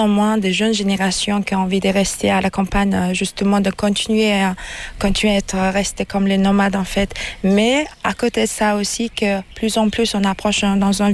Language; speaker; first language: French; non-native, fluent; Mongolian